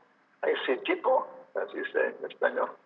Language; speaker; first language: Spanish; non-native, learner; English